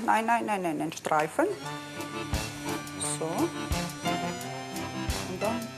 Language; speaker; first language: German; non-native, learner; Russian